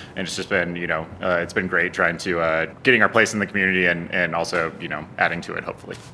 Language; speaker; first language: English; native; English